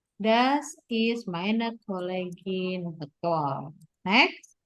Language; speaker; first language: German; non-native, fluent; Indonesian